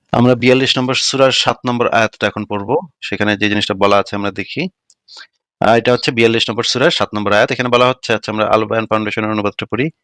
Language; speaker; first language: Bangla; native; Bangla